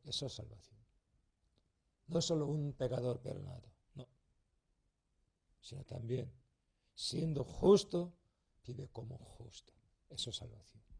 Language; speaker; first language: Spanish; non-native, learner; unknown